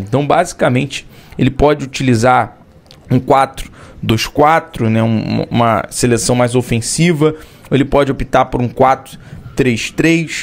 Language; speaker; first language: Portuguese; native; Portuguese